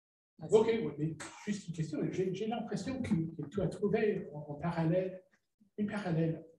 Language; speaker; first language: French; non-native, fluent; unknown